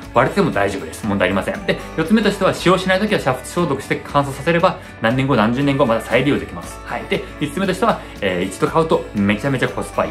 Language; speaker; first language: Japanese; early bilingual, heritage; Japanese